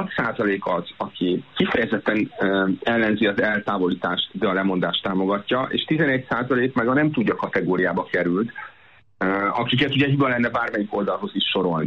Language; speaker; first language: Hungarian; native; Hungarian